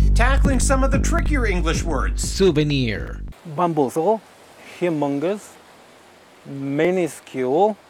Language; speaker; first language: English; non-native, fluent; Spanish